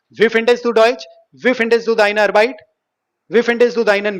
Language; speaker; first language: German; non-native, fluent; Hindi